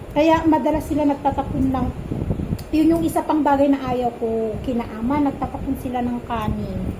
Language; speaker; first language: Filipino; non-native, local second language; Iloko